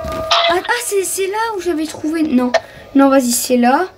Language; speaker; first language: French; native; French